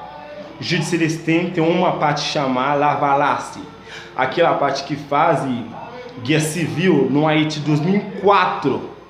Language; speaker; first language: Portuguese; non-native, learner; Haitian Creole